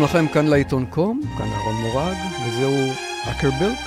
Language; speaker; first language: Hebrew; native; Hebrew